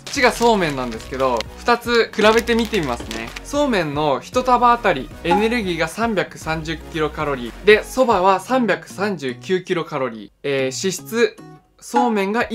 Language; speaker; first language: Japanese; native; Japanese